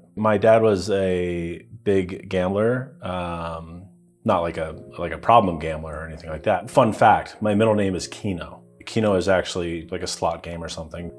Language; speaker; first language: English; native; English